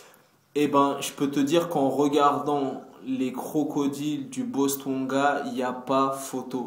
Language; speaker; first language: French; native; French